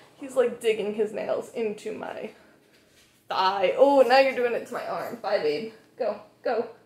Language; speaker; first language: English; native; English